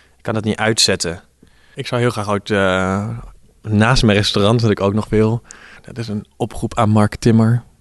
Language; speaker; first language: Dutch; native; Dutch